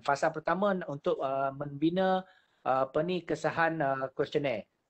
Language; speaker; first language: Malay; native; Malay